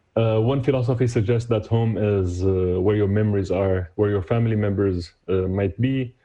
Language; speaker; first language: English; non-native, fluent; Arabic